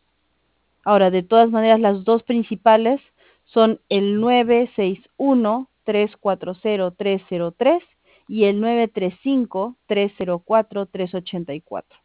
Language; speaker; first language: Spanish; native; Spanish